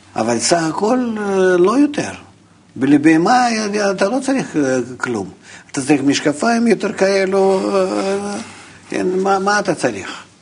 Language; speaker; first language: Hebrew; non-native, fluent; Russian